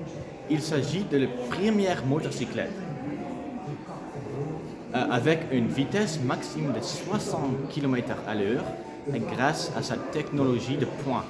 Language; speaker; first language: French; non-native, learner; Dutch